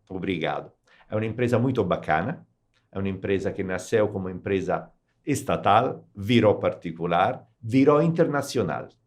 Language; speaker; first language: Portuguese; non-native, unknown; Italian